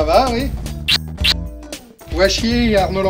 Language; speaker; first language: French; native; French